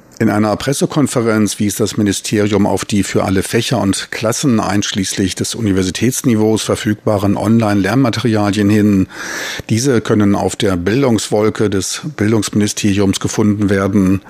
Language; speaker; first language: German; native; German